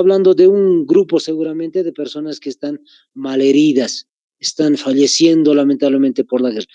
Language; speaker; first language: Spanish; native; Spanish